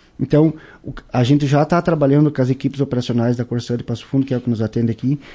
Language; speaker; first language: Portuguese; native; Portuguese